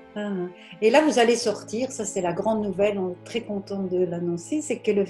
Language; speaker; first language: French; native; French